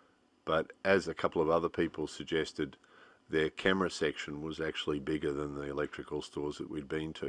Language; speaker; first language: English; native; English